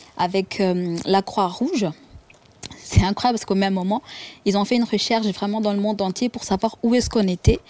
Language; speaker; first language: French; non-native, local second language; Kinyarwanda